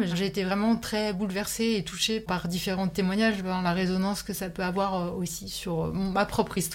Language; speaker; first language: French; native; French